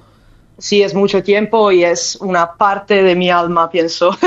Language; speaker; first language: Spanish; non-native, learner; Italian